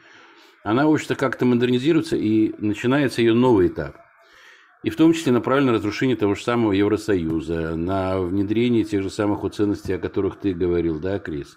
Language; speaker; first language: Russian; native; Russian